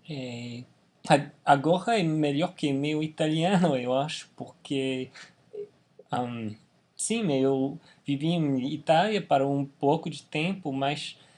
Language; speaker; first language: Portuguese; non-native, fluent; English